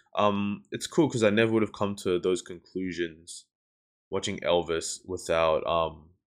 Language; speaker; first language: English; native; English